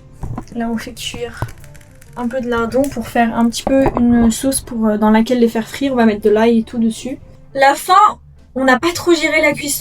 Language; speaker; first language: French; native; French